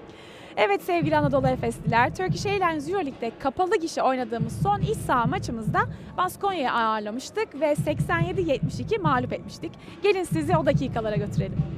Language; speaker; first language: Turkish; native; Turkish